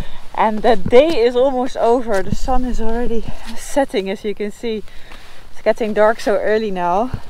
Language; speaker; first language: English; non-native, fluent; Dutch